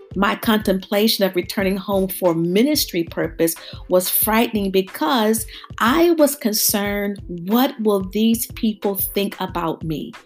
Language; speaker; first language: English; native; English